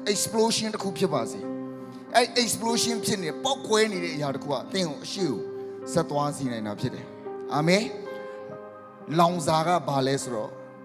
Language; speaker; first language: Burmese; non-native, local second language; S'gaw Karen